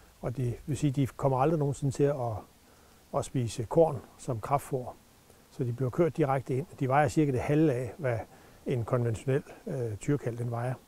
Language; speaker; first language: Danish; native; Danish